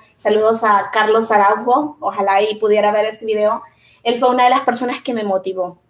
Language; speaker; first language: Spanish; native; Spanish